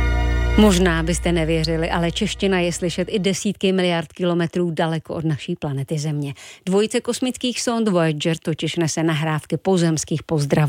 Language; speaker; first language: Czech; native; Czech